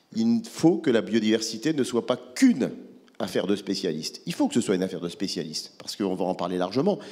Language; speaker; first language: French; native; French